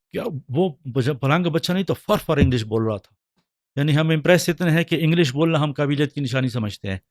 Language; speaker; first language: Urdu; non-native, local second language; Pashto